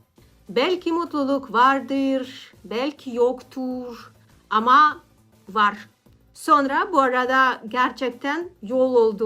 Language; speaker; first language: Turkish; non-native, learner; Russian